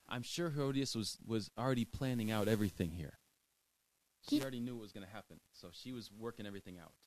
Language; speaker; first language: English; native; English